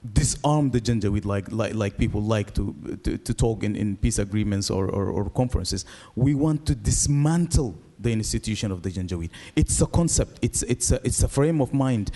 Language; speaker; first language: English; non-native, fluent; Arabic